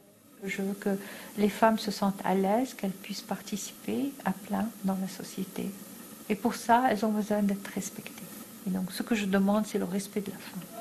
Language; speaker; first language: French; non-native, local second language; Arabic